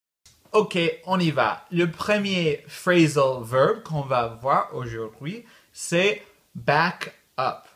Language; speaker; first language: French; non-native, fluent; English